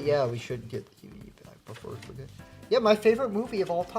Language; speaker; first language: English; native; English